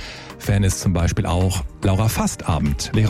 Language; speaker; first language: German; native; German